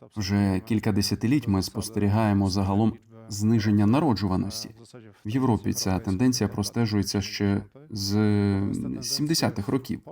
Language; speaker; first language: Ukrainian; non-native, fluent; Polish